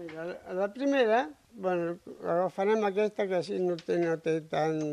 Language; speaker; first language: Catalan; non-native, local second language; Spanish